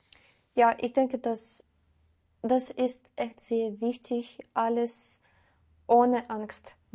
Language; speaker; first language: German; non-native, learner; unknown